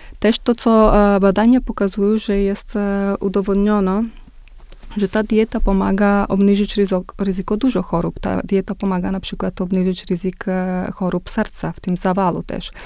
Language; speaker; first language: Polish; non-native, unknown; Macedonian